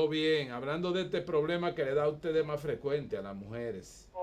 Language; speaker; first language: Spanish; native; Spanish